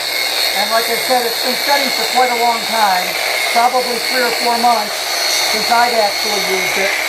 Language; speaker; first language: English; native; English